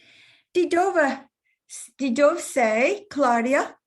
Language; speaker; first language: Italian; non-native, learner; English